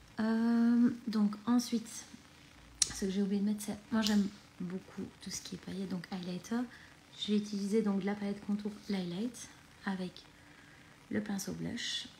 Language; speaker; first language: French; native; French